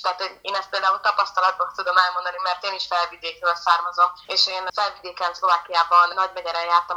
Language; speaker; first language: Hungarian; native; Hungarian